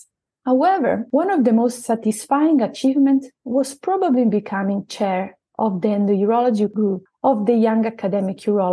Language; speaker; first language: English; non-native, fluent; Italian